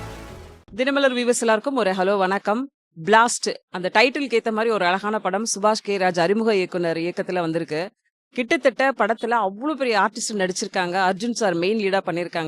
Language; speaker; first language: Tamil; native; Tamil